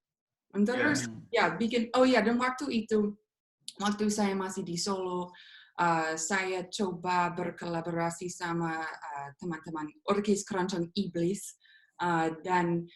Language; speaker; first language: Indonesian; non-native, fluent; English